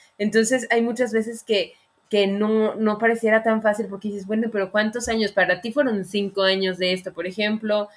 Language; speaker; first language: Spanish; native; Spanish